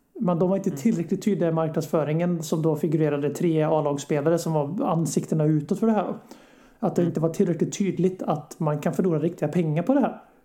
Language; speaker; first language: Swedish; native; Swedish